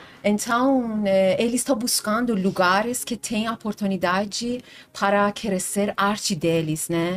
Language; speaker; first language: Portuguese; non-native, learner; Persian